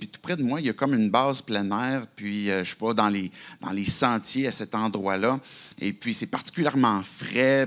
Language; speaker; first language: French; native; French